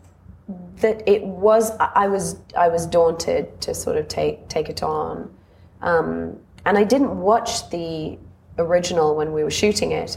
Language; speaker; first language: English; native; English